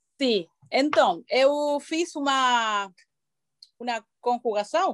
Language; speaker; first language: Portuguese; non-native, learner; Spanish